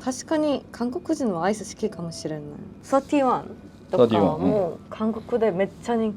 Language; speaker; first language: Japanese; non-native, learner; Korean